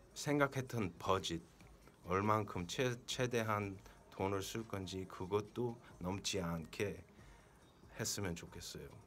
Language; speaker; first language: Korean; early bilingual, heritage; Korean